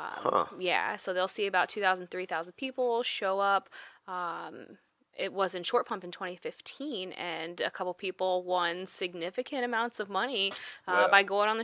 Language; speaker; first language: English; native; English